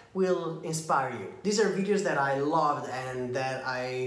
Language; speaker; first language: English; non-native, fluent; Italian